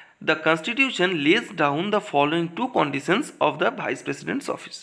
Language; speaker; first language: English; non-native, local second language; Bangla